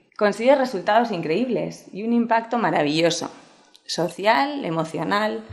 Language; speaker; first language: Spanish; native; Spanish